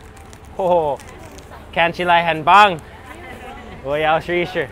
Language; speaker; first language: Chinese; non-native, learner; English